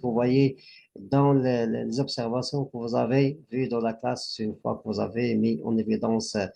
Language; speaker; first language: French; non-native, local second language; Arabic